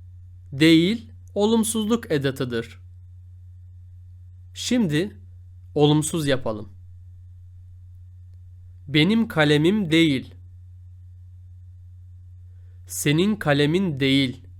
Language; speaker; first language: Turkish; native; Turkish